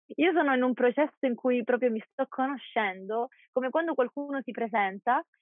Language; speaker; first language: Italian; native; Italian